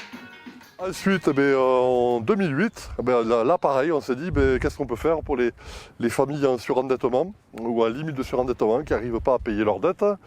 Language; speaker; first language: French; native; French